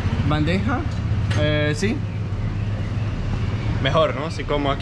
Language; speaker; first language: Spanish; non-native, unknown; Danish